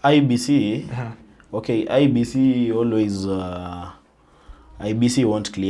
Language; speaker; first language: English; non-native, local second language; Swahili